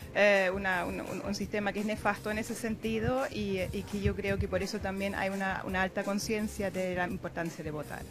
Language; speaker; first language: Spanish; non-native, fluent; German